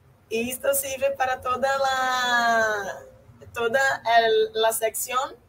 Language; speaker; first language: Spanish; non-native, fluent; Portuguese